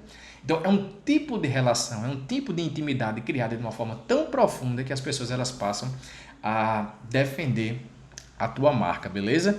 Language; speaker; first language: Portuguese; native; Portuguese